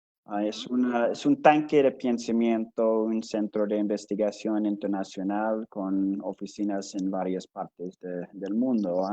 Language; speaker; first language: Spanish; non-native, fluent; English